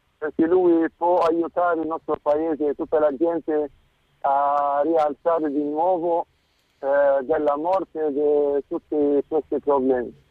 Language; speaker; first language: Italian; non-native, fluent; Arabic